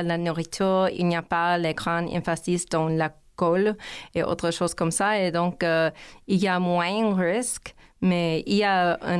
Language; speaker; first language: French; non-native, learner; English